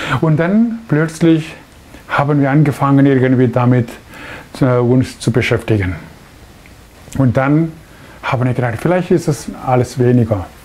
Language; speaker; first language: German; non-native, fluent; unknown